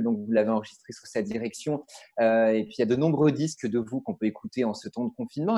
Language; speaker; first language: French; native; French